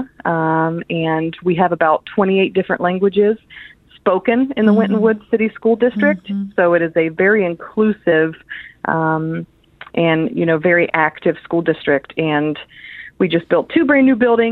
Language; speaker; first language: English; native; English